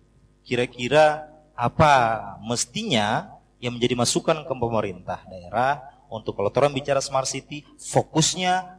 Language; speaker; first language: Indonesian; native; Indonesian